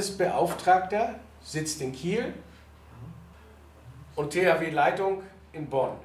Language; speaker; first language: German; native; German